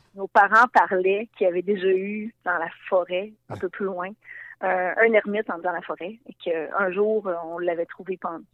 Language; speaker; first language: French; native; French